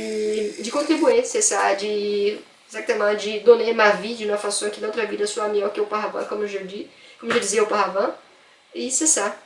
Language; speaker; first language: French; non-native, fluent; Portuguese